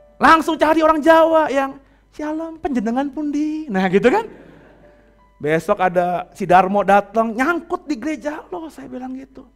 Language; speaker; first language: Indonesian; native; Indonesian